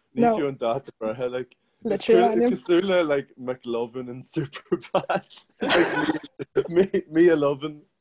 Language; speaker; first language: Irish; non-native, local second language; English